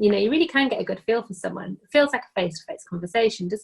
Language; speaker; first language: English; native; English